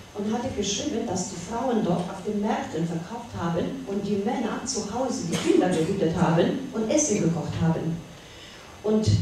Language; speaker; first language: German; non-native, learner; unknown